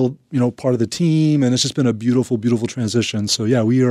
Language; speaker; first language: English; native; English